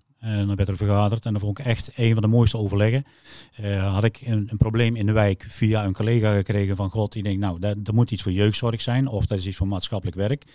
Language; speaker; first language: Dutch; native; Dutch